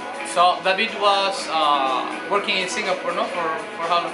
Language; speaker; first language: English; non-native, fluent; Spanish